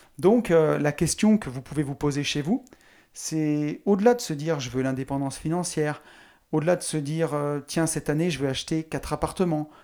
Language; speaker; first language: French; native; French